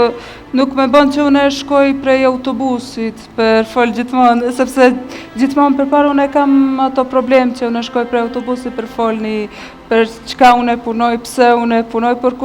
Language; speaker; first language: Albanian; non-native, learner; Bosnian